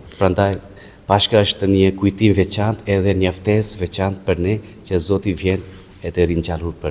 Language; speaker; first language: Albanian; non-native, fluent; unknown